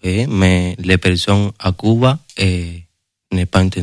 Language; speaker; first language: French; non-native, learner; Spanish